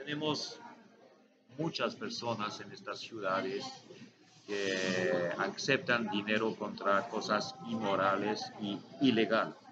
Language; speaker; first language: Spanish; non-native, learner; French